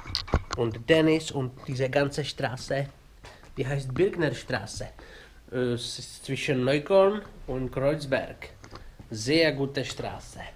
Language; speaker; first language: German; non-native, learner; Czech